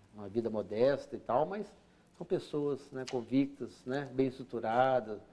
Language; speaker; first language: Portuguese; native; Portuguese